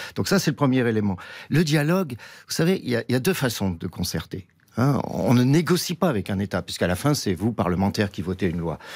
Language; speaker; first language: French; native; French